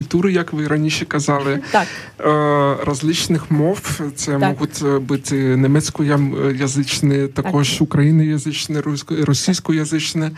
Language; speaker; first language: Ukrainian; non-native, local second language; Russian